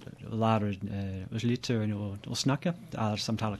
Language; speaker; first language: Norwegian; non-native, learner; English